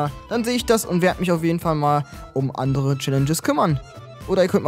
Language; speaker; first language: German; native; German